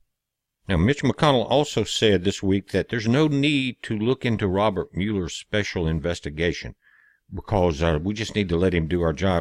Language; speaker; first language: English; native; English